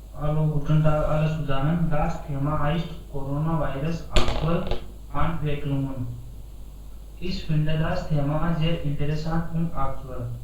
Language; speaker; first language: German; non-native, learner; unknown